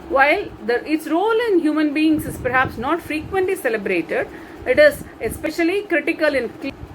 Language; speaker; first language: English; non-native, local second language; Tamil